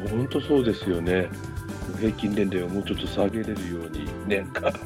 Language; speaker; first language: Japanese; native; Japanese